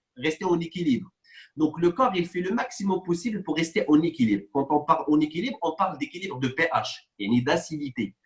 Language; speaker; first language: French; non-native, local second language; Arabic